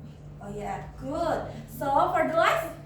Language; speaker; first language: English; non-native, learner; Indonesian